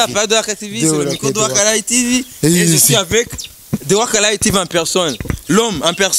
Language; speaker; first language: French; non-native, local second language; Rundi